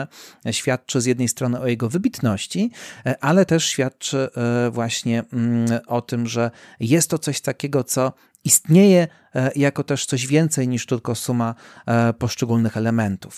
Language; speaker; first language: Polish; native; Polish